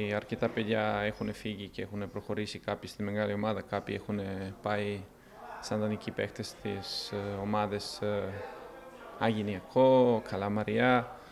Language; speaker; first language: Greek; non-native, fluent; Serbian